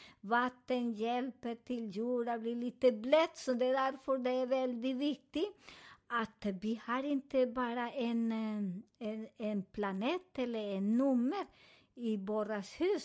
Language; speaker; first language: Swedish; non-native, fluent; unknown